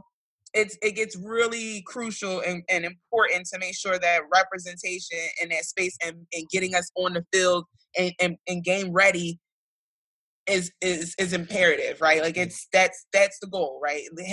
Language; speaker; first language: English; native; English